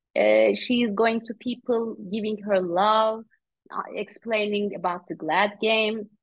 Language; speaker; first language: English; non-native, fluent; Turkish